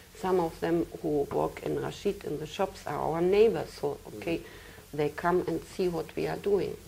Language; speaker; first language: English; non-native, fluent; German